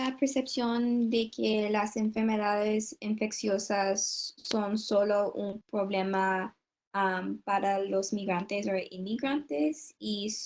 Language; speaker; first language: Spanish; non-native, learner; English